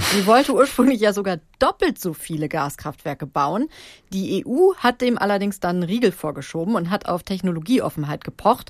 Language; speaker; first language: German; native; German